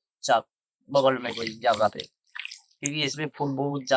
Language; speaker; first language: Hindi; non-native, local second language; Bangla